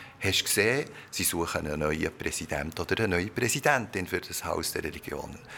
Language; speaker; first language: German; early bilingual, other home language; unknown